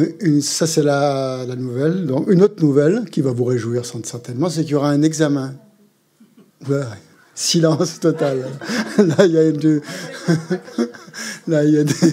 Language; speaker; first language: French; native; French